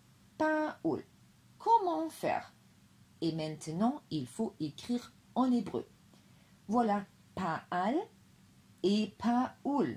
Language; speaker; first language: French; non-native, fluent; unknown